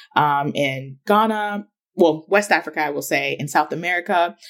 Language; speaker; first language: English; early bilingual, other home language; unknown